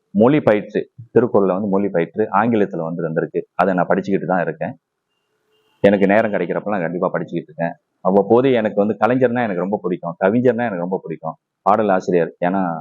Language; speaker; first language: Tamil; non-native, local second language; Chinese